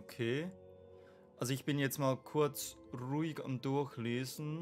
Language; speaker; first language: German; native; German